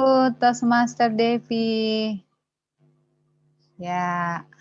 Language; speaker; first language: English; non-native, learner; Indonesian